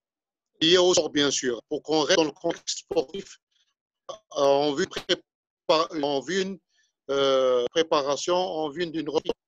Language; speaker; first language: French; non-native, local second language; Arabic